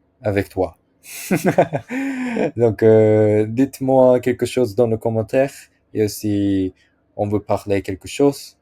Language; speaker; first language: French; non-native, learner; Japanese